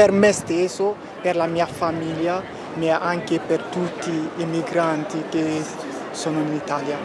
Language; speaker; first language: Italian; non-native, learner; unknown